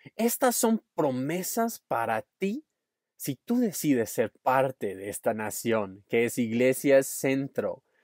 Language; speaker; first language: Spanish; non-native, fluent; English